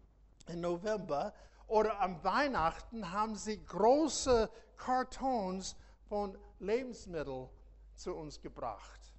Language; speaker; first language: German; non-native, fluent; English